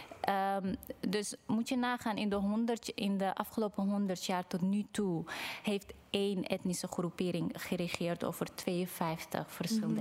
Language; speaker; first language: Dutch; non-native, fluent; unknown